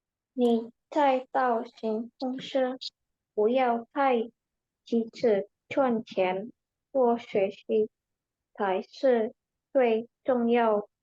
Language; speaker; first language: Chinese; non-native, learner; Indonesian